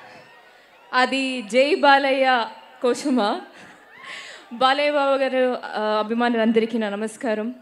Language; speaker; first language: Telugu; non-native, fluent; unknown